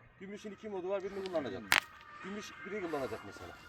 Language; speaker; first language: Turkish; native; Turkish